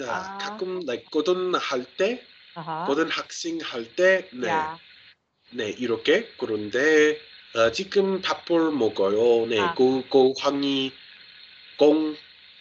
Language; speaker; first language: Korean; non-native, learner; English